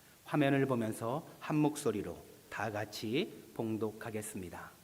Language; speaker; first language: Korean; native; Korean